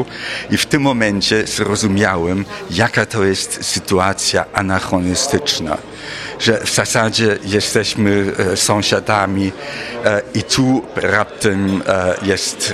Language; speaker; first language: Polish; non-native, fluent; German